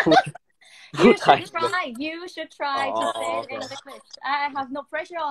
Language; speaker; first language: English; non-native, fluent; Thai